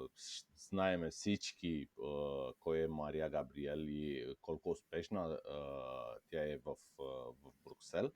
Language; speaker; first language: Bulgarian; non-native, fluent; Romanian